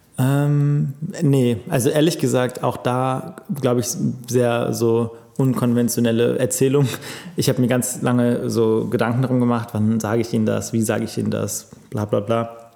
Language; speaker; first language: German; native; German